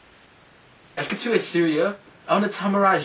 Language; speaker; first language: French; non-native, learner; English